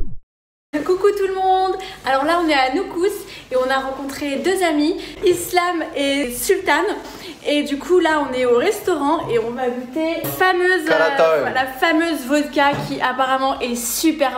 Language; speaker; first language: French; native; French